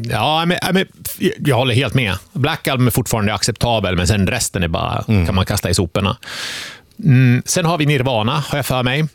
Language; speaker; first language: Swedish; early bilingual, other home language; Finnish